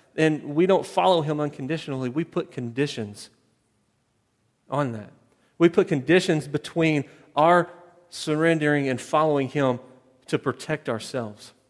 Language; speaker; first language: English; native; English